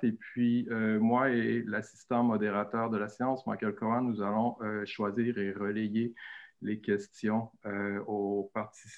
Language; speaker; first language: French; native; French